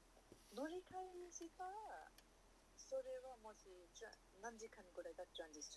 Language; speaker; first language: Japanese; non-native, learner; Nepali